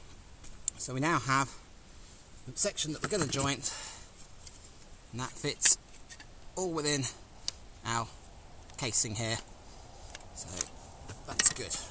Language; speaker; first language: English; native; English